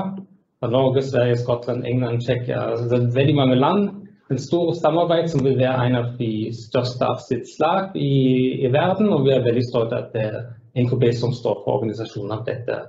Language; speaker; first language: Norwegian; non-native, fluent; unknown